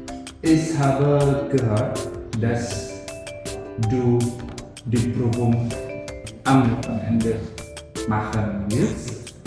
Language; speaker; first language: German; non-native, learner; Indonesian